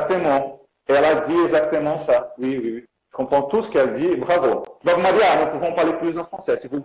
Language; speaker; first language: French; non-native, fluent; Portuguese